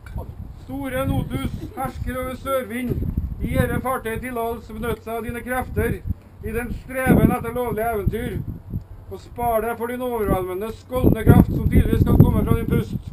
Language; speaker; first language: Norwegian; native; Norwegian